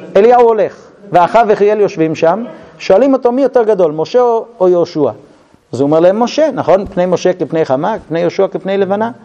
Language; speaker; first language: Hebrew; non-native, fluent; English